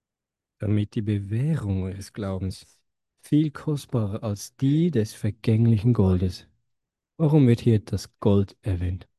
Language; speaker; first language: German; non-native, fluent; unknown